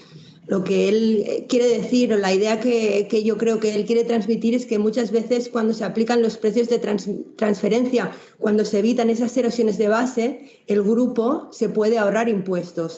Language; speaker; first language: Spanish; native; Spanish